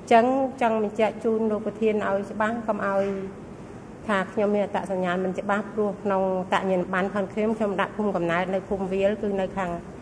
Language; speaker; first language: Khmer; native; Khmer